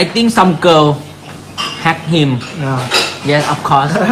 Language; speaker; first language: English; non-native, learner; Thai